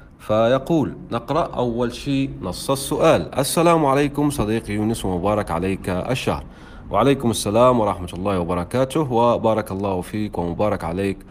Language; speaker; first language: Arabic; native; Arabic